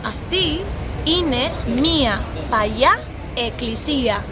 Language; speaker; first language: Greek; non-native, learner; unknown